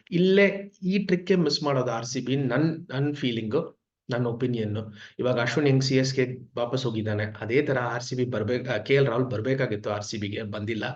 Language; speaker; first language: Kannada; non-native, local second language; Tamil